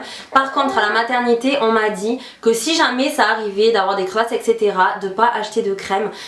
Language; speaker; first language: French; native; French